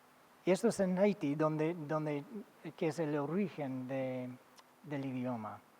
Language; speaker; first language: Spanish; non-native, fluent; English